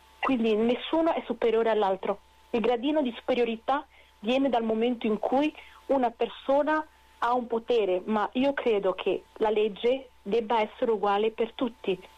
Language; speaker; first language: Italian; non-native, fluent; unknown